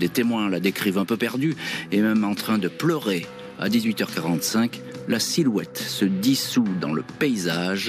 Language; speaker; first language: French; native; French